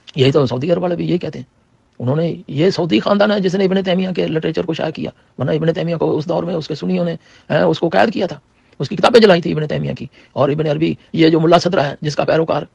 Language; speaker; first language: Urdu; non-native, local second language; Punjabi